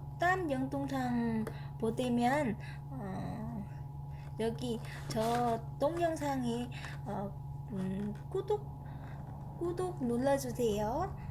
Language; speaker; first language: Korean; non-native, fluent; Vietnamese